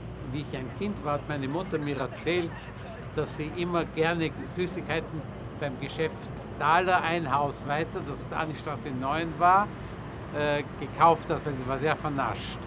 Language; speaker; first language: German; early bilingual, heritage; German